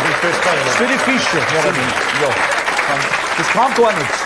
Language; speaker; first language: German; native; German